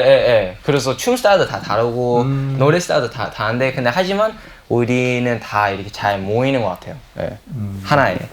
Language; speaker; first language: Korean; early bilingual, heritage; English